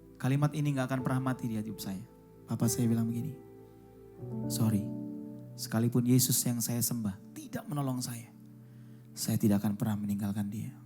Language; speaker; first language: Indonesian; native; Indonesian